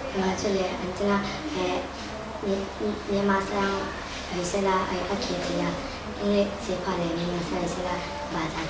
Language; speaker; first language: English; non-native, learner; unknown